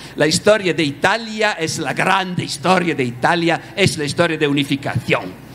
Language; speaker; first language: Spanish; non-native, fluent; Italian